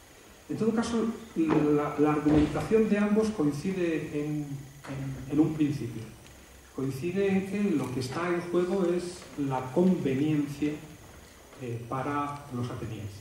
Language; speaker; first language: Spanish; native; Spanish